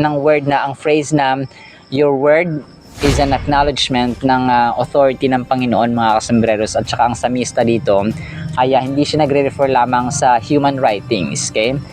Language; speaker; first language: Filipino; non-native, local second language; Cebuano